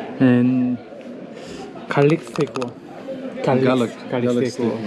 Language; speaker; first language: English; non-native, learner; Korean